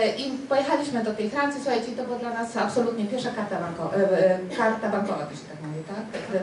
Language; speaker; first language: Polish; early bilingual, heritage; Spanish